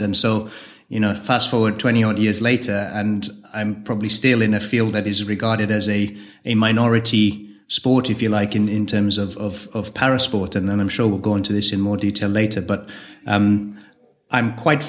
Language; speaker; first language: English; native; English